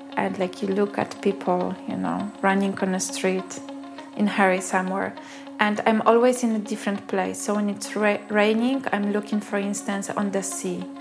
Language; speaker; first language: English; non-native, fluent; Polish